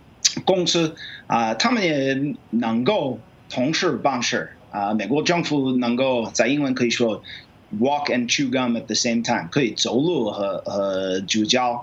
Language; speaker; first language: Chinese; non-native, fluent; English